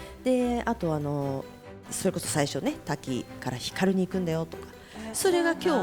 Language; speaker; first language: Japanese; native; Japanese